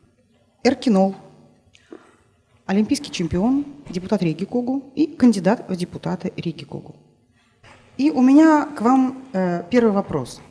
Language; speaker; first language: Russian; native; Russian